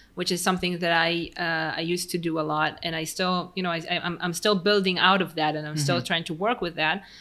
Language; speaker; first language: English; non-native, fluent; Hebrew